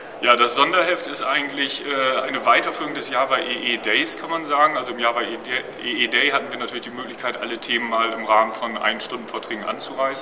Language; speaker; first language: German; native; German